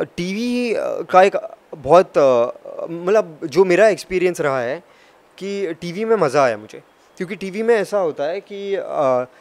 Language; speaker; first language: Hindi; native; Hindi